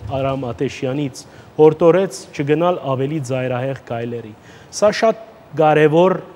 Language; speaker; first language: Armenian; early bilingual, heritage; Armenian